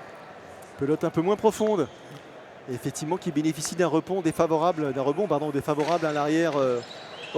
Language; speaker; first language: French; native; French